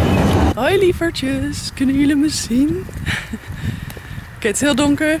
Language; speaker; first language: Dutch; native; Dutch